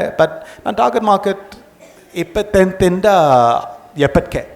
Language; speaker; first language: Kannada; non-native, fluent; English